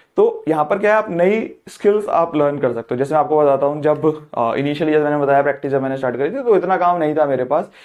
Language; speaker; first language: Hindi; native; Hindi